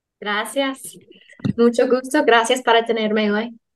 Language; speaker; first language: Spanish; non-native, fluent; English